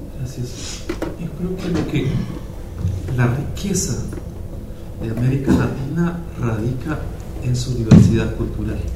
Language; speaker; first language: Spanish; non-native, local second language; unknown